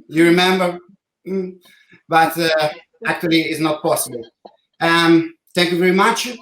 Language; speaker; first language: English; non-native, learner; Italian